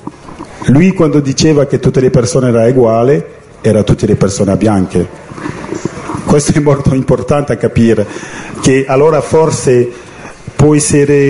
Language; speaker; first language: Italian; non-native, fluent; French